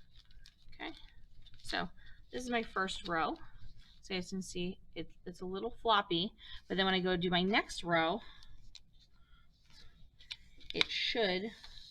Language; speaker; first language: English; native; English